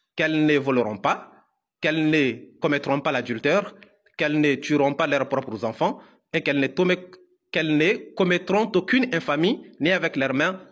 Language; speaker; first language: French; non-native, local second language; Bambara